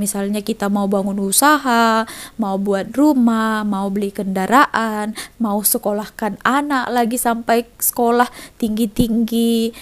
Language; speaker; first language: Indonesian; native; Indonesian